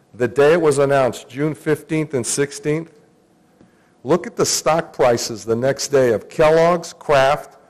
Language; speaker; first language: English; early bilingual, other home language; Greek